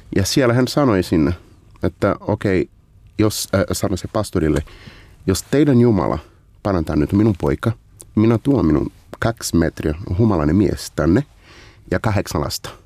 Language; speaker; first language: Finnish; non-native, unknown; Portuguese